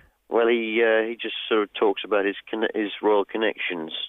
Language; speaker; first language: English; native; English